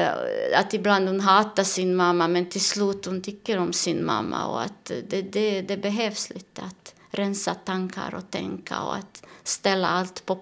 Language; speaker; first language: Swedish; non-native, learner; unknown